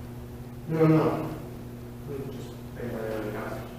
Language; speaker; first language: English; native; English